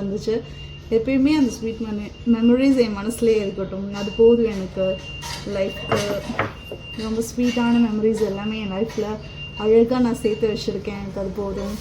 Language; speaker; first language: Tamil; non-native, local second language; Malayalam